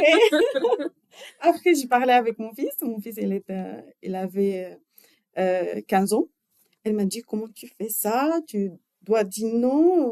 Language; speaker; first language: French; non-native, learner; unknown